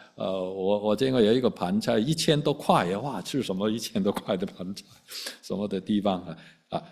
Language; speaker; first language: Chinese; non-native, local second language; Cantonese